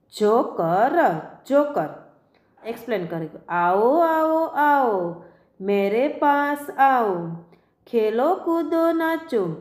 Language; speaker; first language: Hindi; non-native, local second language; Gujarati